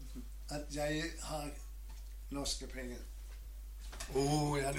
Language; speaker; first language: Danish; non-native, learner; German